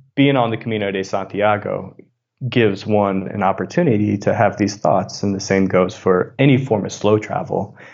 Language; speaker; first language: English; native; English